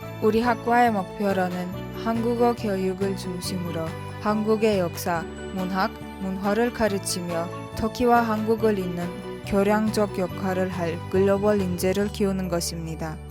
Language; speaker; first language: Korean; non-native, learner; Turkish